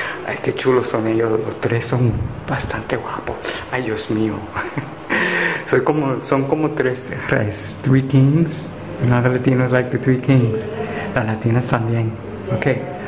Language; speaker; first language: Spanish; early bilingual, heritage; Spanish